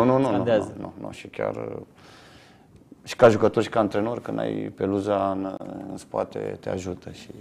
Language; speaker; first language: Romanian; native; Romanian